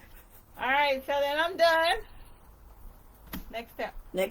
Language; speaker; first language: English; native; English